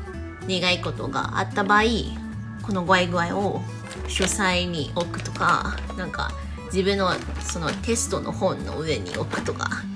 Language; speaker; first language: Japanese; non-native, fluent; Chinese